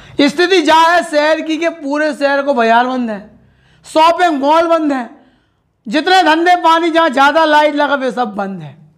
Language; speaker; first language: Hindi; native; Hindi